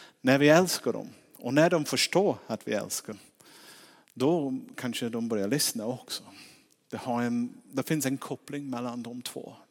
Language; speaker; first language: Swedish; non-native, fluent; English